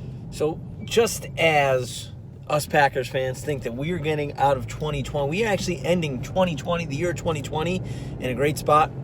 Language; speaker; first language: English; native; English